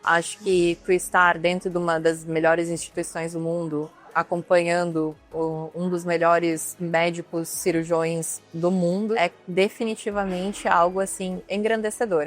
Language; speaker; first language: Portuguese; native; Portuguese